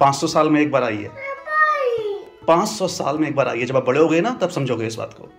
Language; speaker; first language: Hindi; native; Hindi